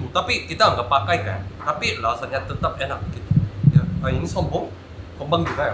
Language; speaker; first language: Indonesian; non-native, learner; Korean